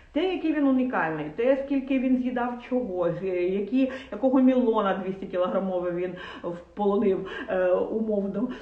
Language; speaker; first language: Ukrainian; non-native, local second language; Russian